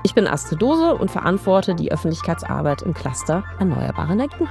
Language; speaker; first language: German; native; German